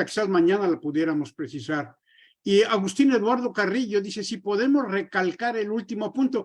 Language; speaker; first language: Spanish; native; Spanish